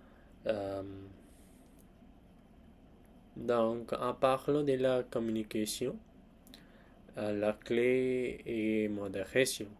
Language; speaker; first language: French; non-native, learner; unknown